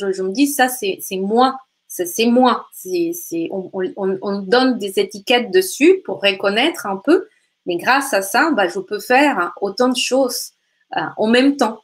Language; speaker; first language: French; native; French